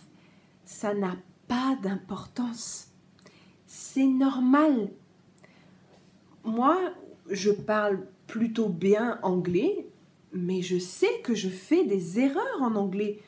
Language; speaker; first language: French; native; French